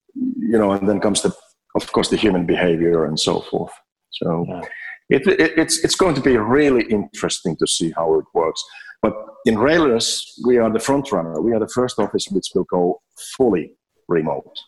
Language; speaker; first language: English; non-native, fluent; Finnish